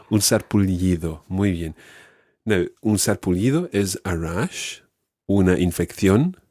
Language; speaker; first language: Spanish; non-native, fluent; English